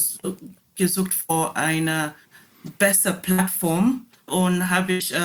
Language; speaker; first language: German; non-native, learner; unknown